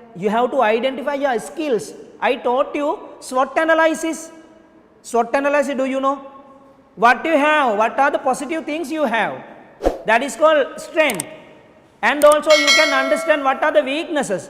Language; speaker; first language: English; non-native, local second language; Sinhala